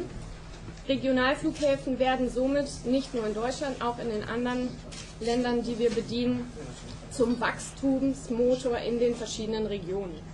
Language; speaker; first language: German; native; German